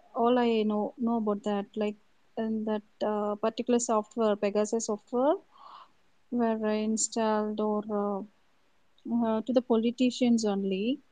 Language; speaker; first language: English; non-native, local second language; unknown